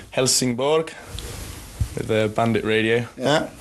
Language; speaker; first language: English; native; English